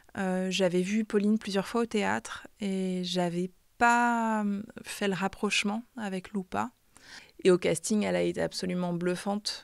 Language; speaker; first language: French; native; French